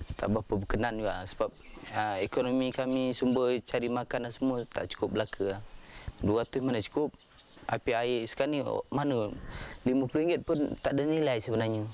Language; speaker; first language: Malay; non-native, local second language; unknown